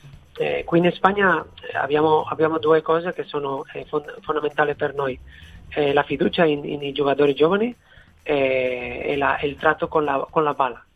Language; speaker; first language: Italian; non-native, fluent; Spanish